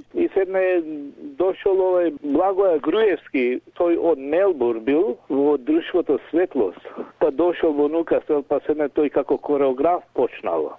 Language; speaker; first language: Macedonian; native; Macedonian